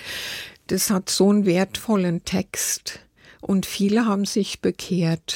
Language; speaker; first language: German; native; German